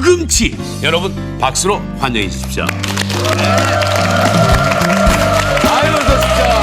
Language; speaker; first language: Korean; native; Korean